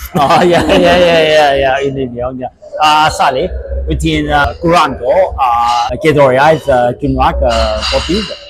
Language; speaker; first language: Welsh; non-native, learner; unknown